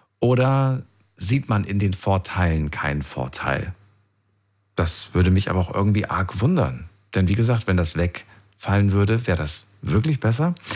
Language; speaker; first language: German; native; German